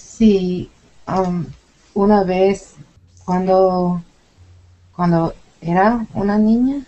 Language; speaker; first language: Spanish; non-native, learner; English